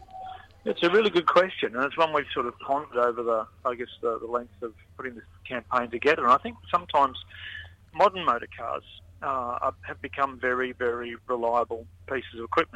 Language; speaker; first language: English; native; English